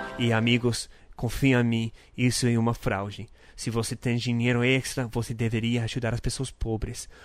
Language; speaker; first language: Portuguese; non-native, learner; English